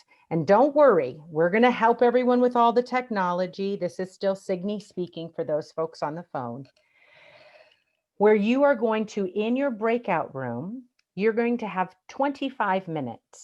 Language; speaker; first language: English; native; English